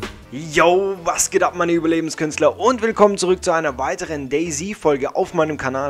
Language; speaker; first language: German; native; German